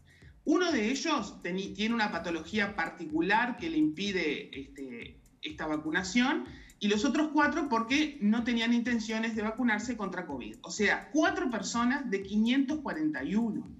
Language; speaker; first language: Spanish; native; Spanish